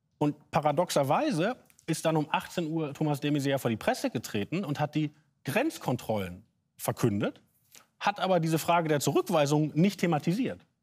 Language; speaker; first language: German; native; German